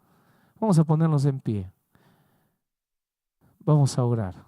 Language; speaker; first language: Spanish; native; Spanish